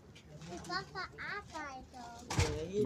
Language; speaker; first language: Danish; early bilingual, other home language; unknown